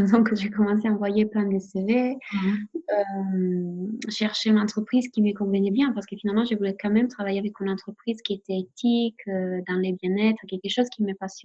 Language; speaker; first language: French; non-native, fluent; Italian